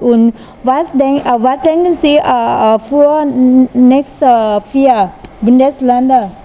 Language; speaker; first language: German; non-native, learner; Thai